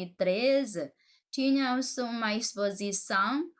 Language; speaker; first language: Portuguese; non-native, fluent; Chinese